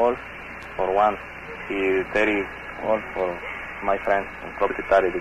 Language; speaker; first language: English; non-native, learner; Spanish